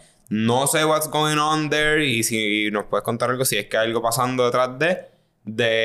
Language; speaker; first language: Spanish; native; Spanish